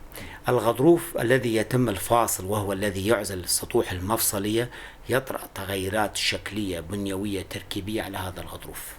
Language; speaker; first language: Arabic; non-native, local second language; Kurdish